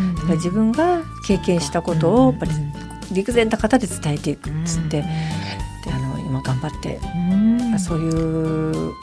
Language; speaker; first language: Japanese; native; Japanese